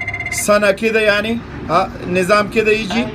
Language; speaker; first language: Arabic; non-native, learner; Pashto